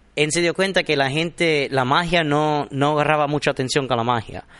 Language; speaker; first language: Spanish; early bilingual, heritage; Spanish